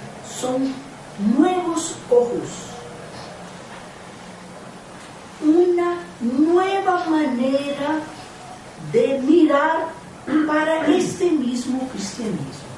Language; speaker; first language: Spanish; non-native, fluent; Portuguese